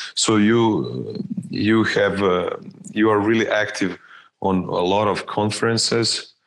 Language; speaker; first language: English; non-native, fluent; Croatian